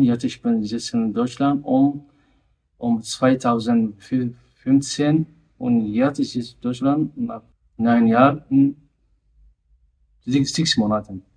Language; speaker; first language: German; non-native, learner; Somali